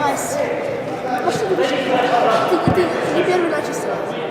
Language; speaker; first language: Russian; native; Russian